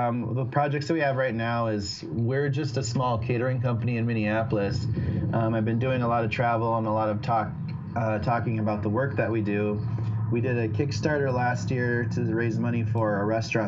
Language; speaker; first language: English; native; English